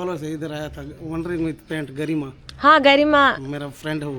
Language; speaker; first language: Hindi; non-native, local second language; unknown